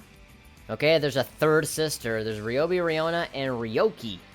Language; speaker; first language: English; native; English